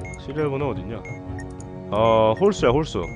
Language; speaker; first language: Korean; native; Korean